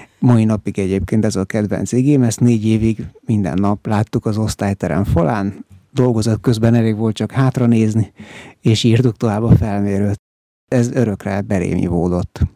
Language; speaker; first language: Hungarian; native; Hungarian